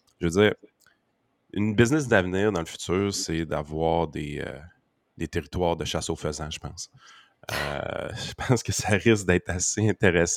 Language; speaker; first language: French; native; French